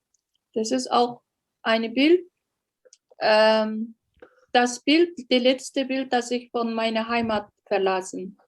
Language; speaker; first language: German; non-native, learner; Uyghur